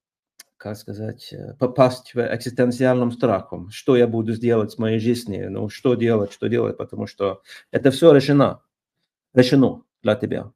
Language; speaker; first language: Russian; non-native, fluent; Norwegian